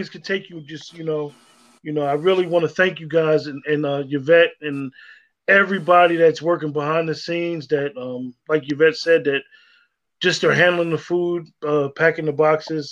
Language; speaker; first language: English; native; English